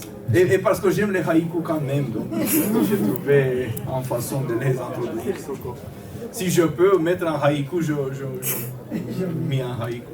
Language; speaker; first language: French; non-native, fluent; Romanian